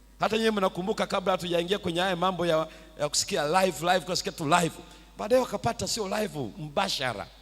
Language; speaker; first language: Swahili; native; Swahili